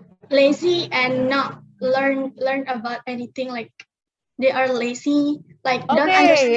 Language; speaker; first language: English; non-native, learner; Indonesian